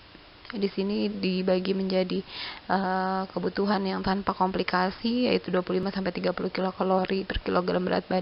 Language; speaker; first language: Indonesian; native; Indonesian